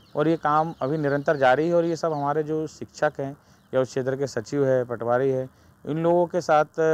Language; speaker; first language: Hindi; native; Hindi